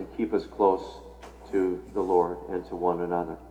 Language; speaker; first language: English; native; English